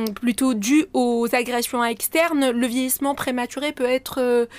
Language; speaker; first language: French; non-native, local second language; Arabic